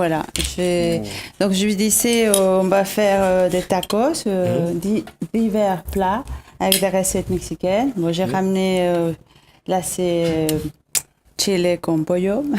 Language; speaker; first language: French; non-native, fluent; Spanish